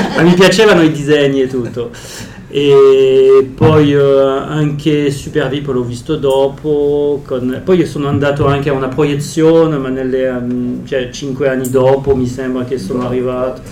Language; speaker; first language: Italian; non-native, fluent; French